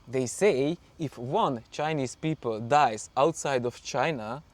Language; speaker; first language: English; non-native, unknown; Hungarian